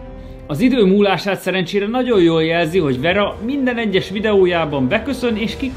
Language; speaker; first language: Hungarian; native; Hungarian